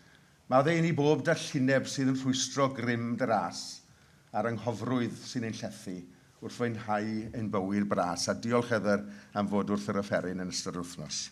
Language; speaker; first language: Welsh; native; Welsh